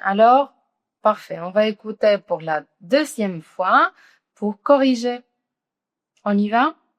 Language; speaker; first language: French; non-native, fluent; Spanish